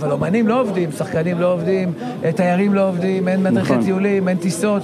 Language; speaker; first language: Hebrew; native; Hebrew